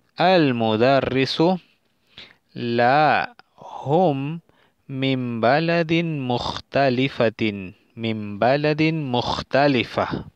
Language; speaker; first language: Arabic; non-native, fluent; Spanish